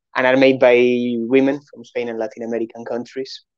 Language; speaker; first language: English; non-native, fluent; Spanish